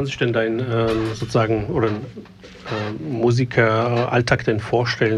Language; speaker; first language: German; native; German